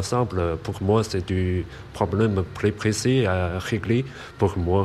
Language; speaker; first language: French; non-native, learner; Chinese